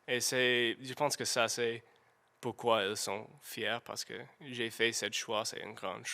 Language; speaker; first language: French; non-native, learner; English